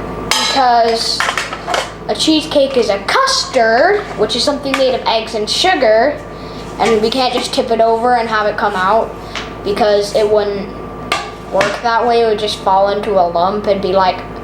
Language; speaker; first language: English; native; English